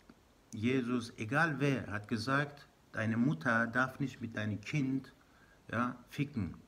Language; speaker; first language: German; non-native, learner; Persian